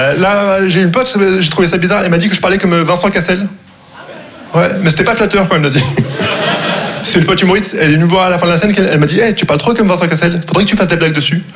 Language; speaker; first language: French; non-native, local second language; Arabic